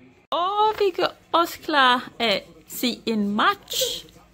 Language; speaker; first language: Danish; non-native, learner; English